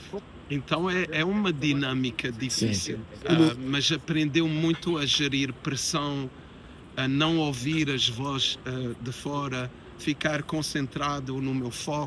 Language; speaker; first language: Portuguese; early bilingual, heritage; English